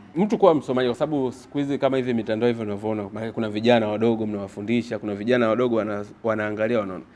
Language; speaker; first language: Swahili; native; Swahili